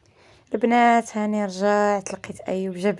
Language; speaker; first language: Arabic; native; Arabic